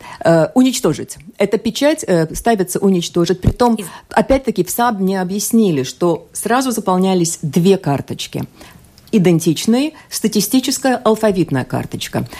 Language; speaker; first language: Russian; non-native, local second language; Latvian